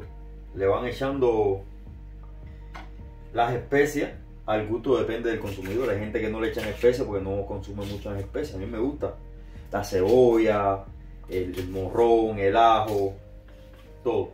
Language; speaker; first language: Spanish; native; Spanish